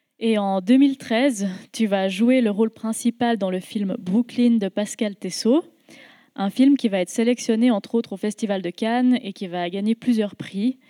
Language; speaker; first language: French; native; French